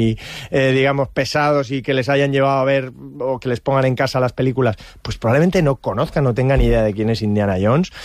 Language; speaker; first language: Spanish; native; Spanish